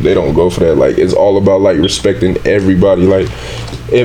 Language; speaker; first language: English; non-native, local second language; Esan